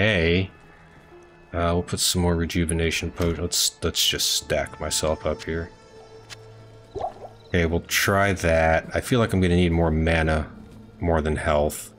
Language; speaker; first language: English; native; English